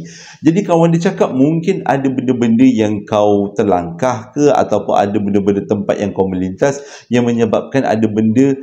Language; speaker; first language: Malay; native; Malay